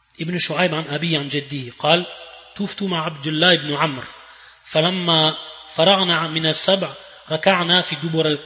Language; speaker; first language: Arabic; non-native, fluent; French